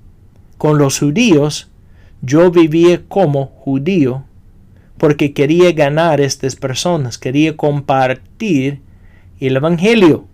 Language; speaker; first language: Spanish; non-native, fluent; English